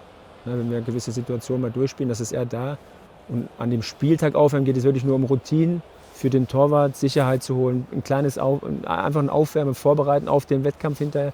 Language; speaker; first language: German; native; German